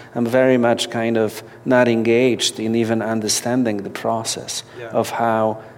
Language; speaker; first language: English; non-native, fluent; Polish